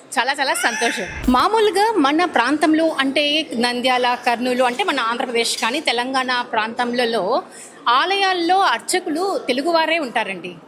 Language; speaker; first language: Telugu; native; Telugu